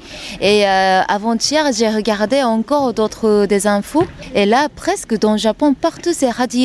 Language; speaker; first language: French; non-native, learner; Japanese